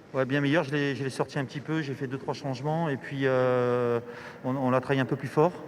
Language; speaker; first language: French; native; French